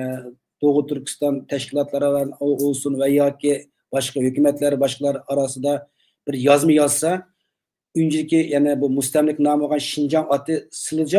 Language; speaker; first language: Turkish; non-native, learner; Uyghur